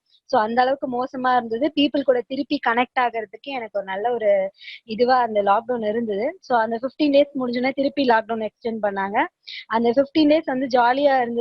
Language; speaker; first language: Tamil; native; Tamil